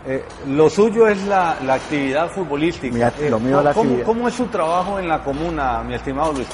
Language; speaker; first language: Spanish; native; Spanish